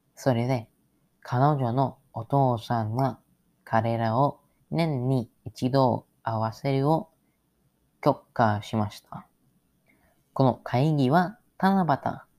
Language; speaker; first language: Japanese; non-native, learner; English